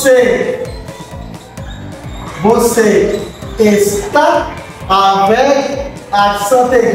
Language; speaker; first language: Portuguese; non-native, fluent; Haitian Creole